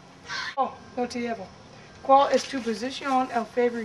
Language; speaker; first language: Spanish; non-native, learner; English